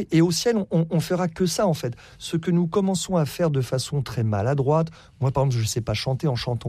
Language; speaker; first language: French; native; French